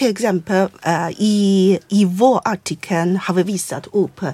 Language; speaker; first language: Swedish; non-native, fluent; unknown